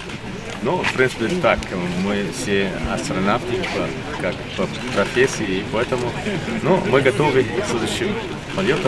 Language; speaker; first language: Russian; non-native, learner; German